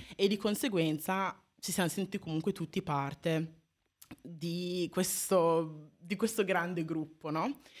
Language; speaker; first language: Italian; native; Italian